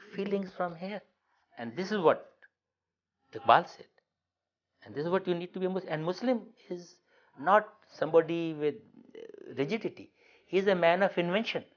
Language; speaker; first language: English; non-native, local second language; Urdu